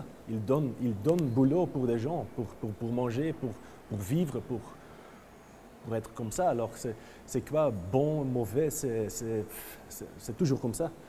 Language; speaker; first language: French; non-native, local second language; Dutch